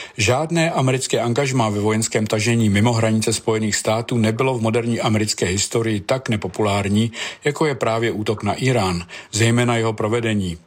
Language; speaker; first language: Czech; native; Czech